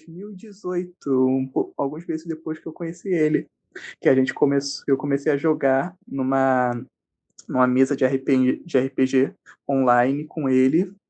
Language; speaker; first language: Portuguese; native; Portuguese